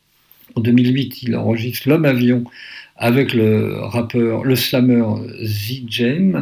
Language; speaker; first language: French; native; French